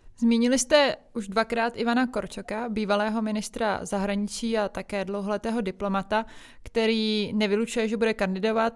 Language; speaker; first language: Czech; native; Czech